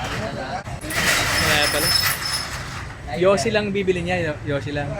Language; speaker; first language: Filipino; non-native, local second language; Pampanga